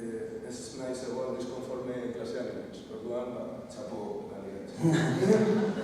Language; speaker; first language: Basque; non-native, local second language; Spanish